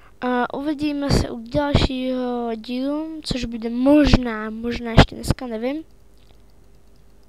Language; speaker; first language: Czech; native; Czech